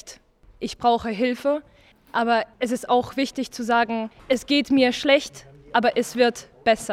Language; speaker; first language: German; non-native, learner; Ukrainian